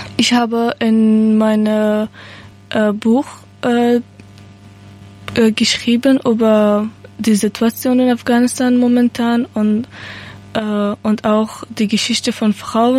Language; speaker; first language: German; non-native, learner; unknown